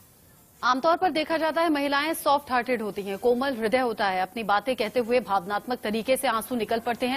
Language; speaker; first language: Hindi; native; Hindi